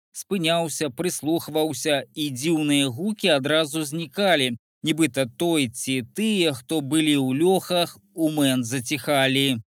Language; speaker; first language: Belarusian; native; Belarusian